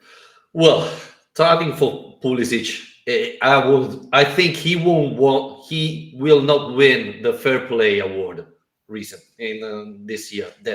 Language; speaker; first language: English; non-native, fluent; Italian